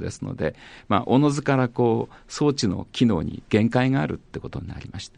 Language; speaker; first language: Japanese; native; Japanese